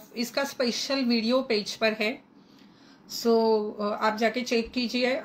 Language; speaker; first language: Hindi; non-native, local second language; Marathi